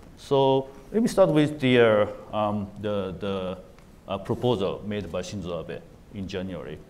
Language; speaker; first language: English; non-native, fluent; Japanese